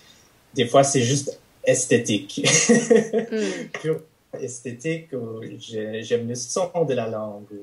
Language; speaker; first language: French; non-native, fluent; English